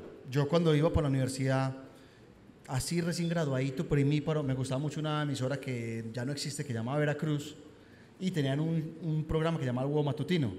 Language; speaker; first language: Spanish; native; Spanish